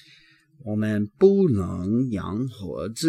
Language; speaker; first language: Chinese; non-native, learner; English